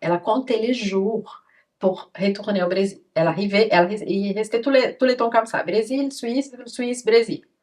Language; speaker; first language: French; non-native, fluent; Portuguese